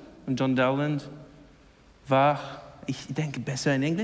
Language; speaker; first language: German; non-native, learner; English